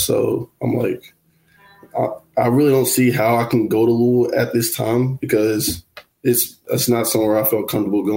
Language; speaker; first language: English; native; English